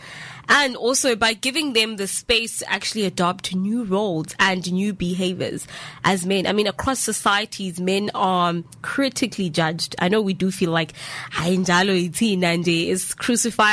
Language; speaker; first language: English; non-native, local second language; Zulu